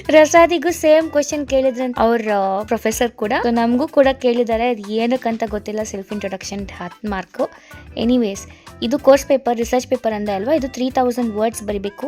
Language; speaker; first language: Kannada; native; Kannada